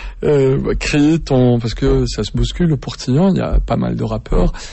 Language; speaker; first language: French; native; French